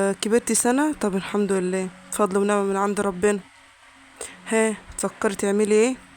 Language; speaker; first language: Arabic; native; Arabic